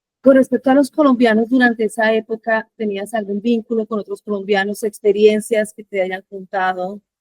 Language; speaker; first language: Spanish; native; Spanish